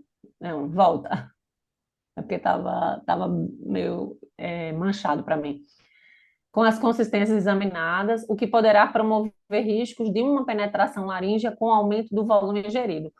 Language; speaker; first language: Portuguese; native; Portuguese